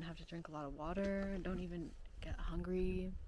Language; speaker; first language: English; native; English